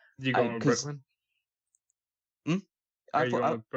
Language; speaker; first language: English; native; English